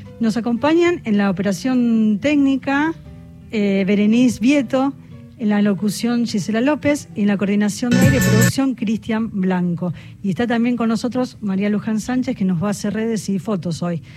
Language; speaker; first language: Spanish; native; Spanish